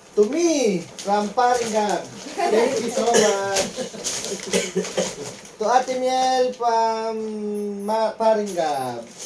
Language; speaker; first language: English; non-native, local second language; Filipino